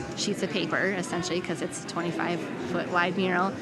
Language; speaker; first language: English; native; English